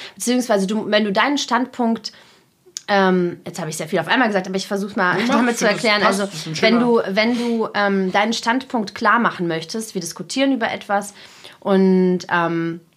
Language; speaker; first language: German; early bilingual, other home language; Russian